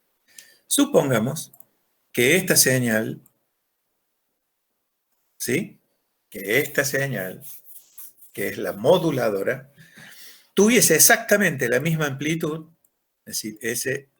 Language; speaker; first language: Spanish; native; Spanish